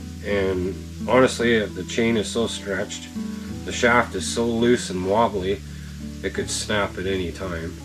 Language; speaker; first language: English; native; English